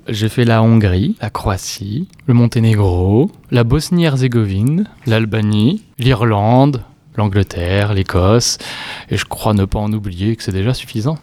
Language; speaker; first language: French; native; French